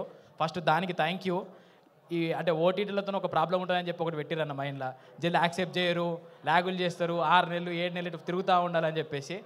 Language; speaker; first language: Telugu; native; Telugu